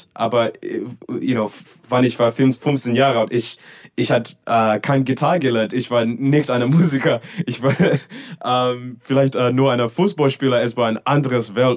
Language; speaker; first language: German; non-native, learner; English